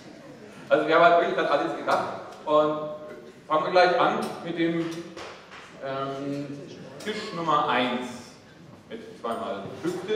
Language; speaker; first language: German; native; German